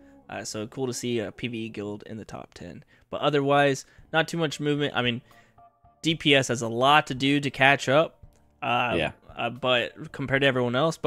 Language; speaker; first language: English; native; English